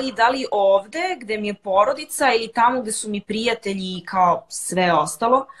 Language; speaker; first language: Serbian; early bilingual, heritage; Serbian